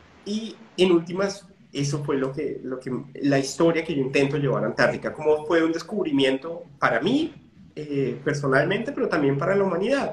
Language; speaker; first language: Spanish; native; Spanish